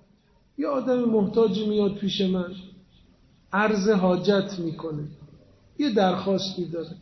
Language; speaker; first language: Persian; native; Persian